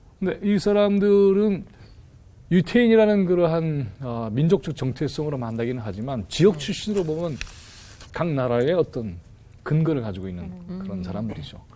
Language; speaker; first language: Korean; native; Korean